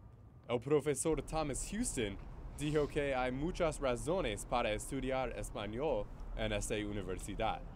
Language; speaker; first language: Spanish; non-native, learner; English